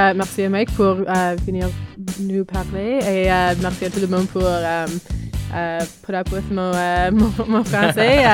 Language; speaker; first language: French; non-native, learner; English